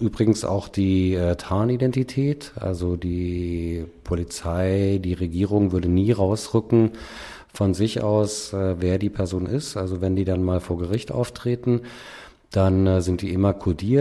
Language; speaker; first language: German; native; German